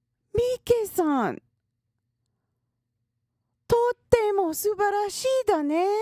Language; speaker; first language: Japanese; non-native, learner; English